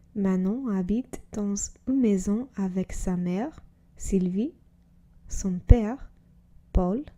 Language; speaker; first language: French; non-native, learner; English